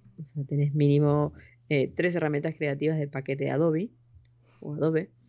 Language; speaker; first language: Spanish; native; Spanish